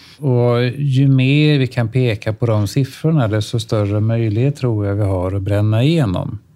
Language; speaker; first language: Swedish; native; Swedish